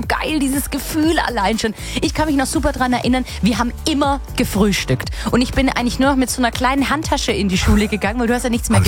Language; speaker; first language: German; native; German